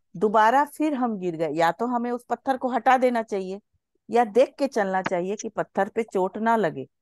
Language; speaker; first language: Hindi; non-native, local second language; Bangla